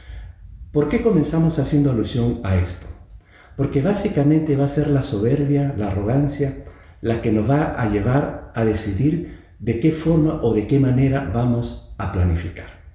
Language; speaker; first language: Spanish; native; Spanish